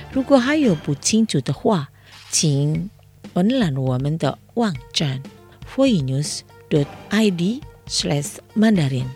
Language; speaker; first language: Chinese; non-native, fluent; Indonesian